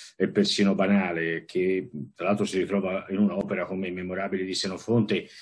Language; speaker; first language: Italian; native; Italian